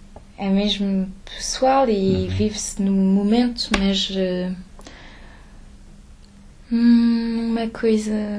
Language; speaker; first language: Portuguese; early bilingual, heritage; French